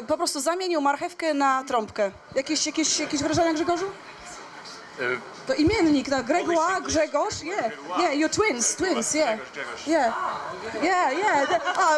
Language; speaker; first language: Polish; native; Polish